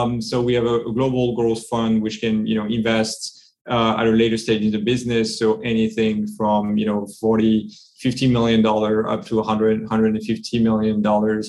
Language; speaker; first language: English; non-native, fluent; French